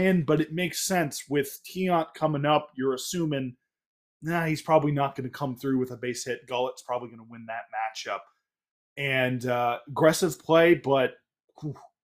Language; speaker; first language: English; native; English